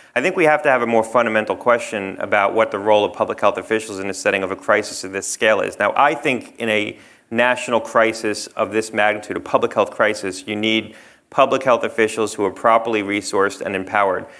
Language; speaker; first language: English; native; English